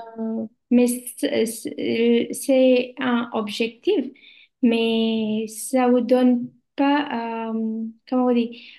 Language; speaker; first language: French; non-native, learner; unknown